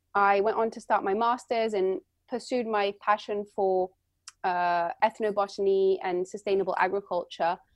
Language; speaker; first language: English; native; English